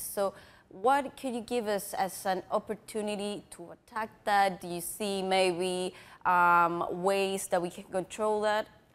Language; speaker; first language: English; non-native, fluent; Spanish